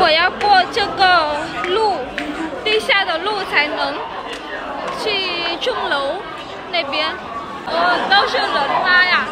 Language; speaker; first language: Chinese; non-native, fluent; Vietnamese